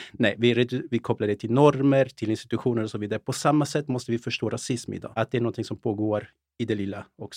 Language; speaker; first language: Swedish; early bilingual, other home language; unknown